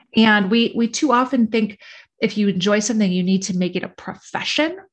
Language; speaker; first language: English; native; English